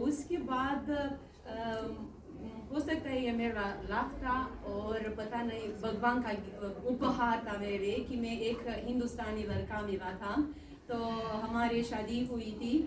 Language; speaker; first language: Hindi; non-native, learner; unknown